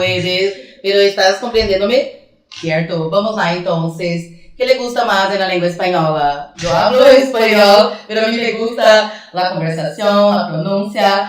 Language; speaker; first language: Spanish; non-native, learner; Portuguese